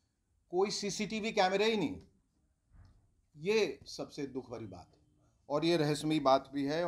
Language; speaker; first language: Hindi; native; Hindi